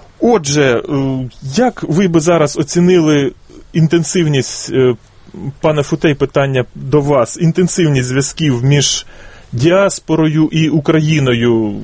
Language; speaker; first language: Ukrainian; native; Ukrainian